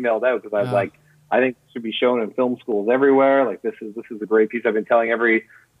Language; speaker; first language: English; native; English